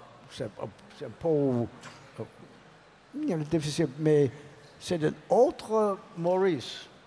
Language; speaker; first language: French; non-native, learner; English